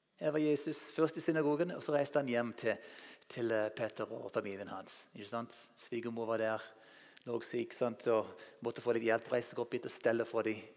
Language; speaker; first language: Norwegian; non-native, fluent; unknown